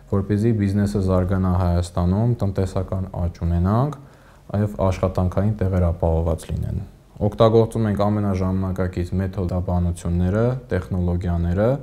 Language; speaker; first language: Armenian; early bilingual, heritage; Armenian